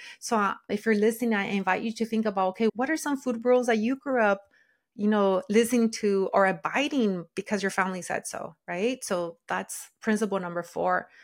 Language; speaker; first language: English; early bilingual, other home language; Spanish